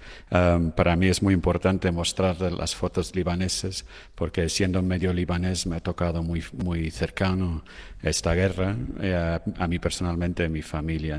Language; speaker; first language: Spanish; non-native, fluent; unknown